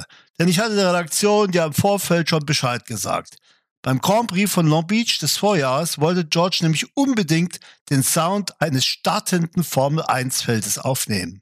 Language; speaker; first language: German; native; German